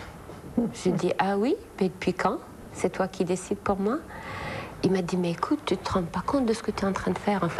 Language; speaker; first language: French; non-native, local second language; Arabic